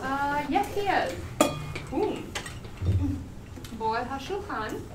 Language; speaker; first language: Hebrew; non-native, learner; English